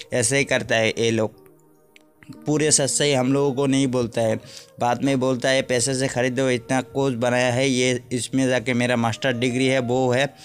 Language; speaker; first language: Hindi; non-native, local second language; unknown